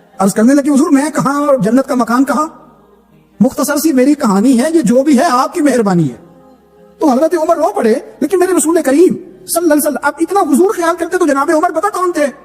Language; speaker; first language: Urdu; non-native, local second language; Punjabi